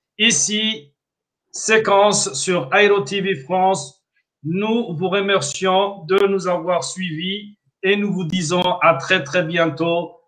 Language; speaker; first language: French; non-native, local second language; Somali